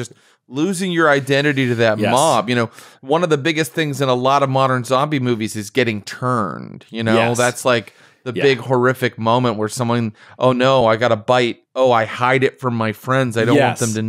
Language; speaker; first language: English; native; English